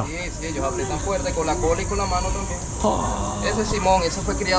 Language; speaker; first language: Spanish; native; Spanish